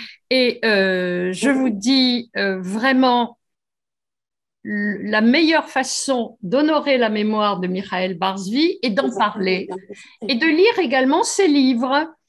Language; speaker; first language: French; native; French